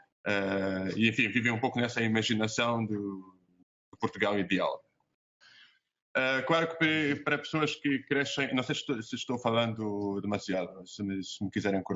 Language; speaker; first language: Portuguese; native; Portuguese